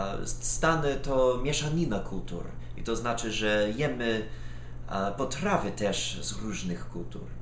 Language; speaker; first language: Polish; non-native, fluent; English